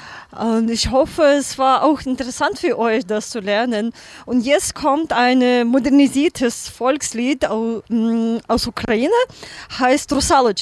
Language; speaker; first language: German; non-native, learner; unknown